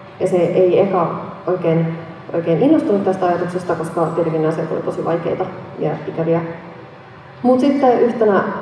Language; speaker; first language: Finnish; non-native, local second language; Estonian